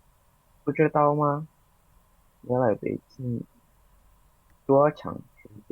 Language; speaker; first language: Chinese; non-native, learner; Indonesian